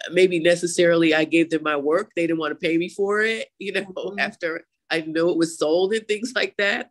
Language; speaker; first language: English; native; English